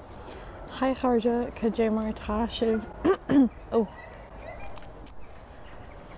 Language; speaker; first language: Irish; non-native, local second language; English